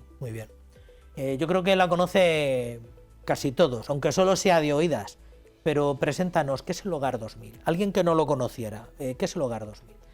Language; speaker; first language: Spanish; native; Spanish